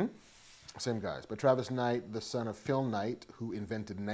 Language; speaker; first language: English; native; English